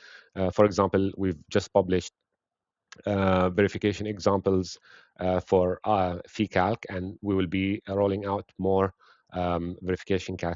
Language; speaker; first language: English; non-native, fluent; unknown